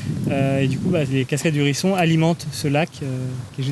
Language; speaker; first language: French; native; French